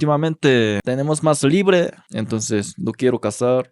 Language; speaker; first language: Spanish; non-native, learner; Korean